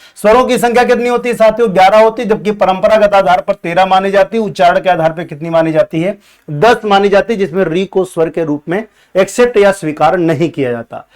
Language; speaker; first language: Hindi; native; Hindi